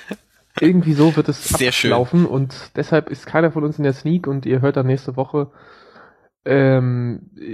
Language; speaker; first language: German; native; German